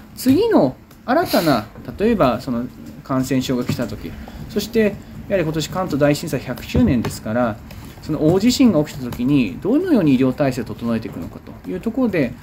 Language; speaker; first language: Japanese; native; Japanese